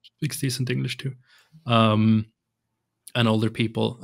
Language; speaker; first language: English; non-native, fluent; Swedish